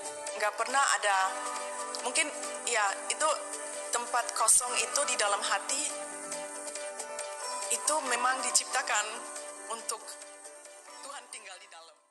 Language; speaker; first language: Indonesian; non-native, fluent; German